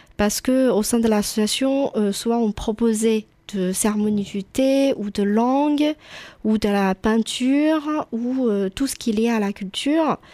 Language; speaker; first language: French; non-native, fluent; Chinese